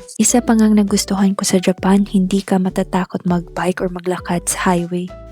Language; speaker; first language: Filipino; native; Filipino